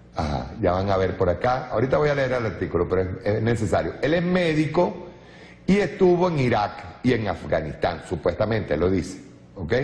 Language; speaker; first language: Spanish; native; Spanish